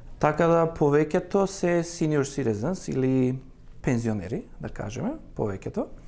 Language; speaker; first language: Macedonian; native; Macedonian